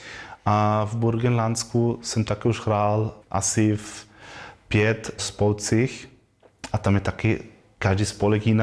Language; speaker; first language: Czech; non-native, fluent; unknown